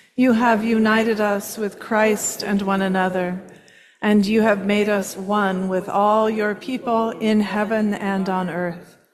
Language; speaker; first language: English; native; English